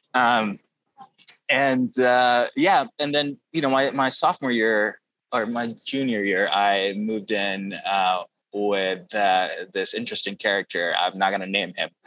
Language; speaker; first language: English; non-native, local second language; Urdu